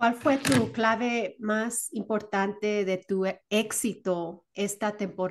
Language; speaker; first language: Spanish; early bilingual, heritage; Spanish